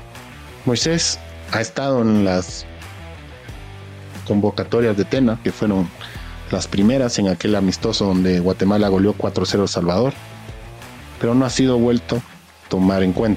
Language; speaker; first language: Spanish; native; Spanish